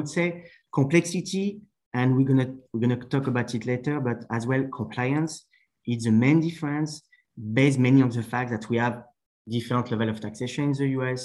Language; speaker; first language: English; non-native, fluent; French